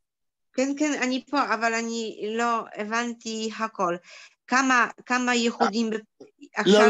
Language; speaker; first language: Hebrew; non-native, learner; Polish